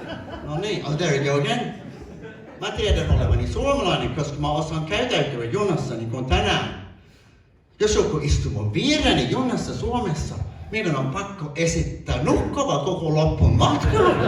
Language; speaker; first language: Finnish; non-native, fluent; English